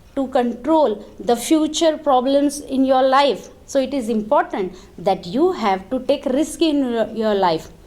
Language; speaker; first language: English; non-native, local second language; Marathi